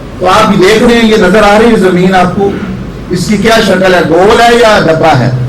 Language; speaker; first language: Urdu; non-native, local second language; Punjabi